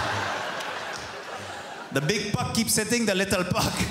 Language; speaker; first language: English; native; English